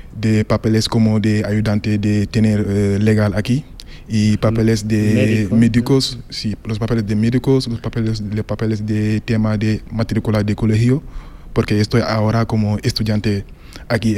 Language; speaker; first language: Spanish; non-native, learner; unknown